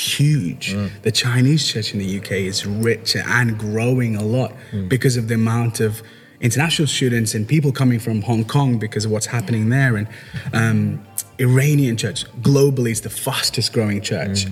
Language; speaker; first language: English; native; English